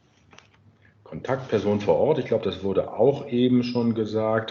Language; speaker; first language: German; native; German